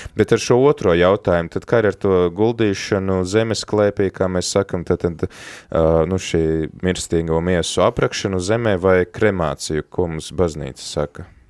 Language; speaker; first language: Latvian; native; Latvian